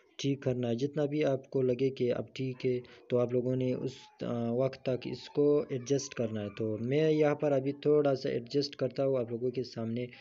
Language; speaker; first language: Urdu; non-native, local second language; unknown